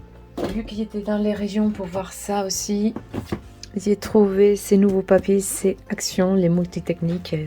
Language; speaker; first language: French; non-native, learner; Spanish